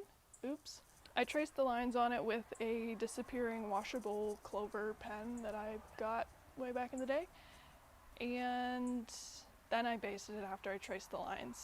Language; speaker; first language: English; native; English